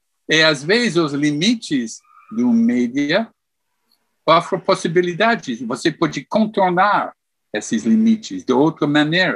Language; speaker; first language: Portuguese; non-native, fluent; English